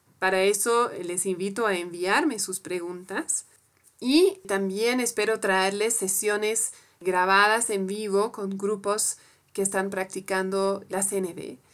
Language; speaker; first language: Spanish; non-native, fluent; French